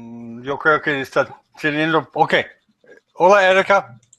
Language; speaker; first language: Spanish; non-native, learner; English